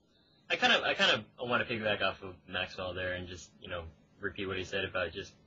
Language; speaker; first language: English; native; English